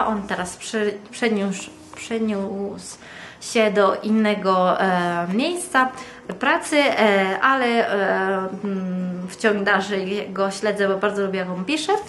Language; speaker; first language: Polish; non-native, fluent; Italian